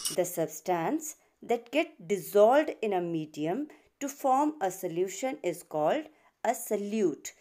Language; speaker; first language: English; non-native, local second language; Hindi